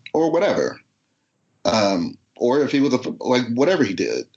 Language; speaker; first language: English; native; English